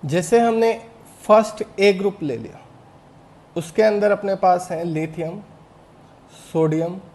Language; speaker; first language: Hindi; native; Hindi